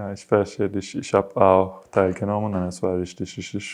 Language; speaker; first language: German; non-native, learner; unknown